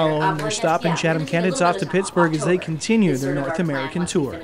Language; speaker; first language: English; native; English